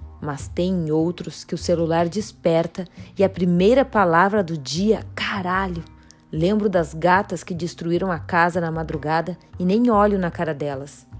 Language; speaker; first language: Portuguese; native; Portuguese